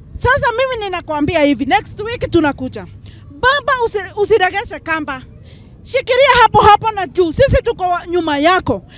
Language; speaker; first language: Swahili; non-native, local second language; Kikuyu